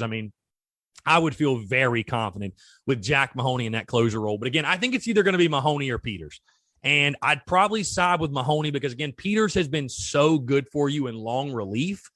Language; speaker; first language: English; native; English